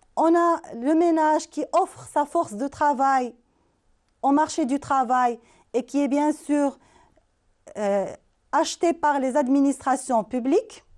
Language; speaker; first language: French; non-native, local second language; Arabic